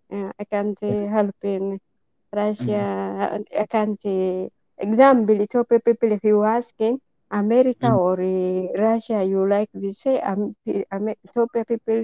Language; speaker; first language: English; non-native, learner; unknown